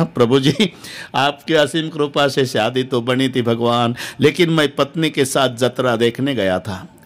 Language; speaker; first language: Hindi; non-native, local second language; Marathi